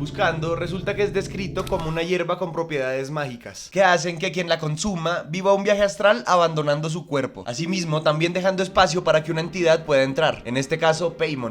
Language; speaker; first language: Spanish; native; Spanish